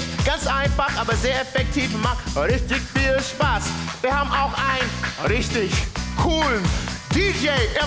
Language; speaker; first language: German; non-native, fluent; English